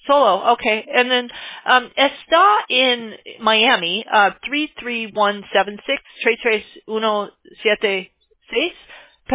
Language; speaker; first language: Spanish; non-native, learner; English